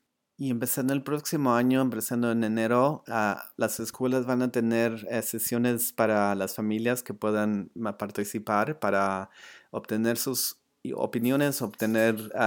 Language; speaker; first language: Spanish; early bilingual, other home language; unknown